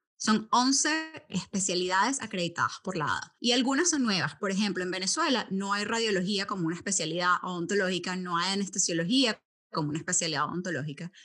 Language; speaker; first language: Spanish; native; Spanish